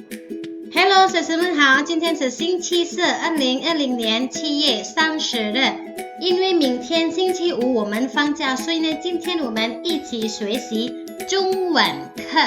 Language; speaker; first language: Chinese; non-native, fluent; Indonesian